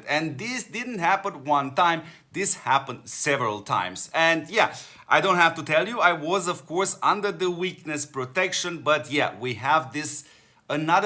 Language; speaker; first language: English; non-native, fluent; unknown